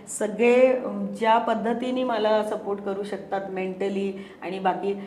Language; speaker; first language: Marathi; non-native, fluent; Hindi